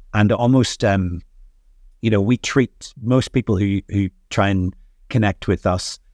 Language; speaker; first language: English; native; English